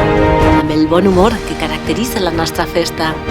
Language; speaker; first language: Catalan; native; Catalan